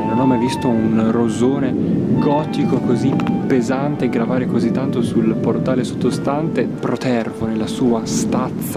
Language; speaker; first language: Italian; native; Italian